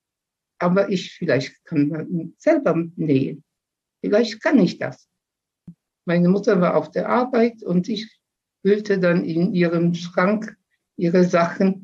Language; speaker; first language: German; early bilingual, other home language; Polish